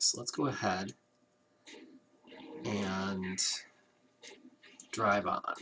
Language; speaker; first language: English; native; English